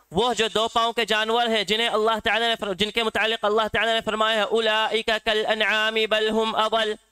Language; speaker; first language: Urdu; native; Urdu